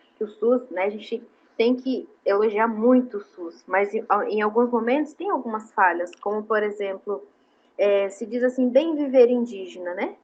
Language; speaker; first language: Portuguese; non-native, local second language; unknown